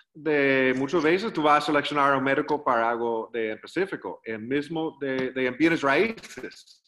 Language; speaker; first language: Spanish; non-native, learner; English